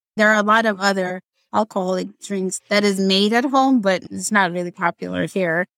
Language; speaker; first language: English; non-native, fluent; Amharic